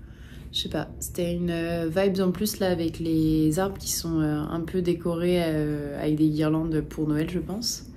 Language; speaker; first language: French; native; French